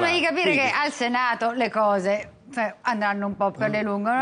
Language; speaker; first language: Italian; native; Italian